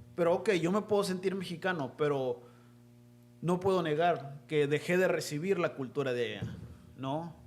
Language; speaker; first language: Spanish; native; Spanish